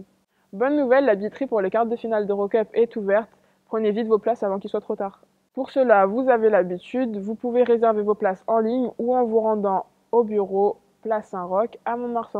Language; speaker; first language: French; native; French